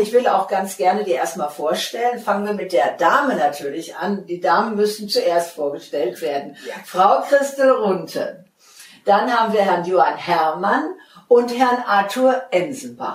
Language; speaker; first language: German; native; German